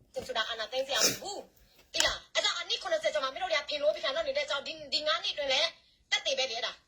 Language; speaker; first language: Burmese; non-native, local second language; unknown